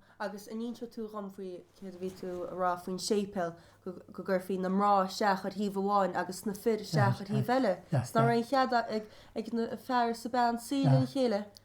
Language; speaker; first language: Irish; native; Irish